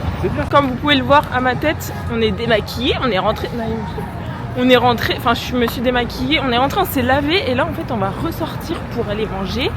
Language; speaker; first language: French; native; French